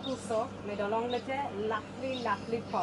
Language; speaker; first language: French; non-native, learner; English